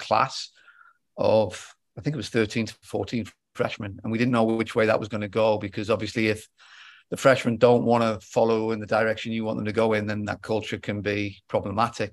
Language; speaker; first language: English; native; English